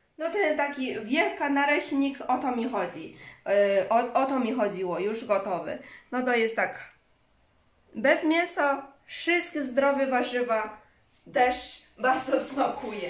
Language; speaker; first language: Polish; non-native, learner; Chinese